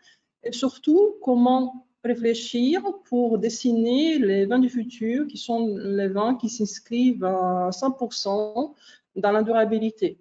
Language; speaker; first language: French; non-native, fluent; Greek